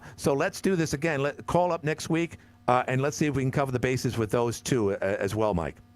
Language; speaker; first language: English; native; English